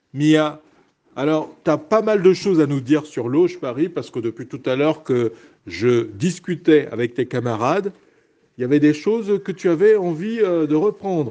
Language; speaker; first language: French; native; French